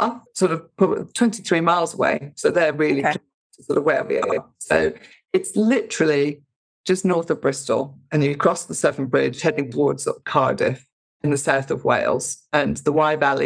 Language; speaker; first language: English; native; English